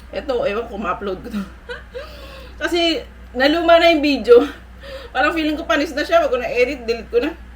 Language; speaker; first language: Filipino; native; Filipino